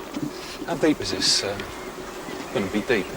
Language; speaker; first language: English; native; English